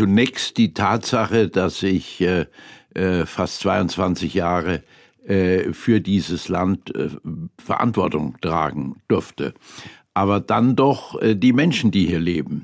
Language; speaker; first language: German; native; German